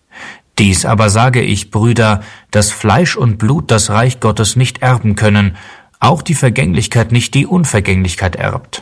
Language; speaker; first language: German; native; German